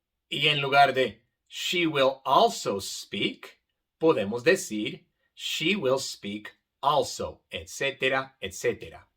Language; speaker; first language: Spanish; non-native, fluent; English